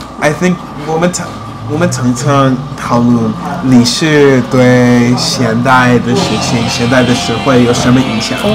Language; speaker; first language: Chinese; non-native, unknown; English